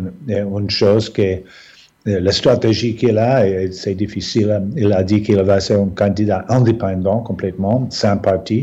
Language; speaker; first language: French; non-native, fluent; English